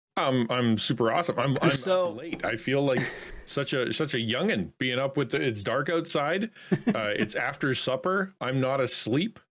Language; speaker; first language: English; native; English